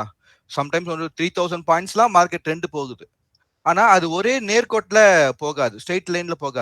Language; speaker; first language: Tamil; native; Tamil